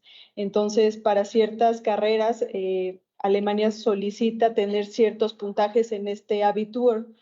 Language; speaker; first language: Spanish; native; Spanish